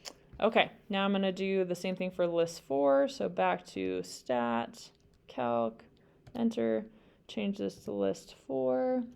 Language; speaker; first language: English; native; English